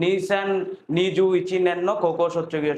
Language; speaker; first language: Japanese; non-native, learner; Bangla